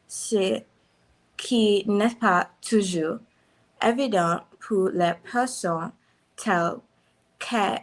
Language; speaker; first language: French; non-native, learner; English